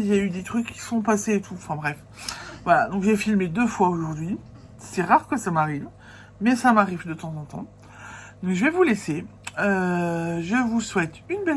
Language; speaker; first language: French; native; French